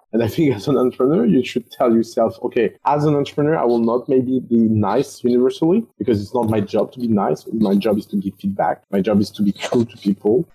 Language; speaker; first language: English; non-native, fluent; French